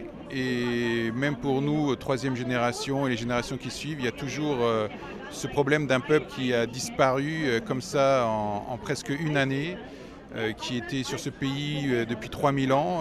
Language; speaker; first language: French; native; French